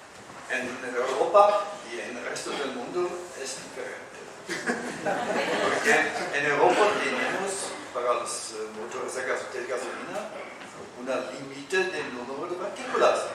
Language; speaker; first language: Spanish; non-native, fluent; German